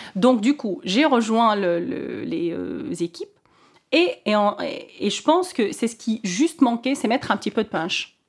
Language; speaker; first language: French; non-native, local second language; Arabic